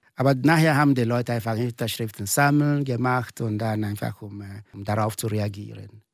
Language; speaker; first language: German; non-native, fluent; Igbo